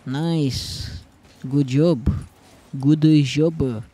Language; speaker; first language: English; non-native, learner; Romanian